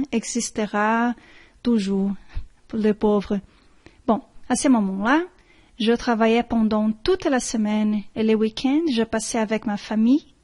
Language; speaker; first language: French; non-native, learner; Portuguese